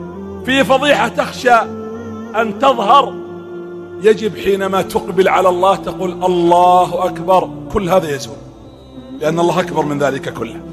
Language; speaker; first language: Arabic; native; Arabic